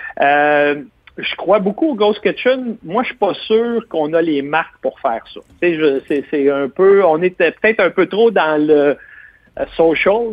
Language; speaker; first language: French; native; French